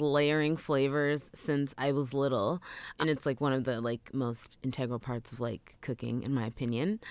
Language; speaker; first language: English; native; English